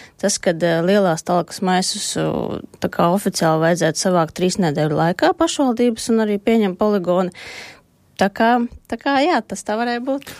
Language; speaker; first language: Latvian; native; Latvian